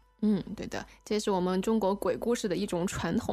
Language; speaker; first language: Chinese; native; Chinese